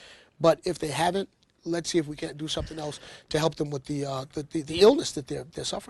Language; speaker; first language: English; native; English